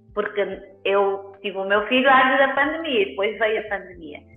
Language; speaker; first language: Portuguese; non-native, local second language; Kabuverdianu